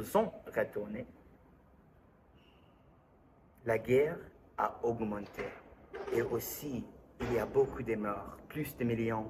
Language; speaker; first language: French; non-native, learner; English